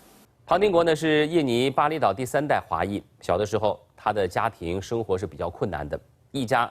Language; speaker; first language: Chinese; native; Chinese